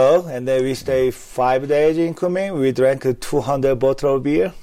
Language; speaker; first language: English; non-native, learner; Korean